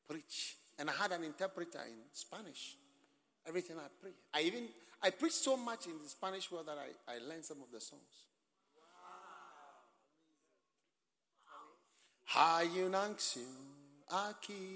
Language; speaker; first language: English; non-native, local second language; Akan